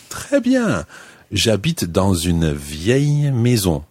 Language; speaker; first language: French; non-native, fluent; English